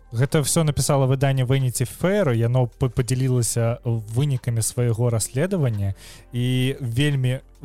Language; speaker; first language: Belarusian; native; Belarusian